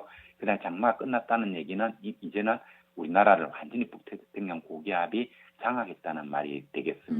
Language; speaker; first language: Korean; native; Korean